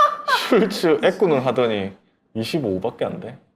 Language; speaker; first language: Korean; native; Korean